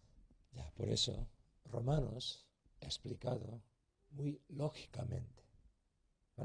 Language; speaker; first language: Spanish; non-native, learner; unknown